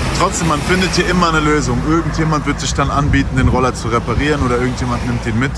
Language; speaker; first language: German; native; German